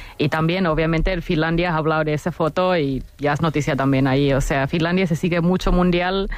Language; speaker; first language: Spanish; non-native, fluent; Finnish